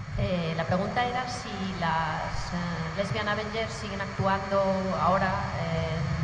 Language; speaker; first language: Spanish; native; Spanish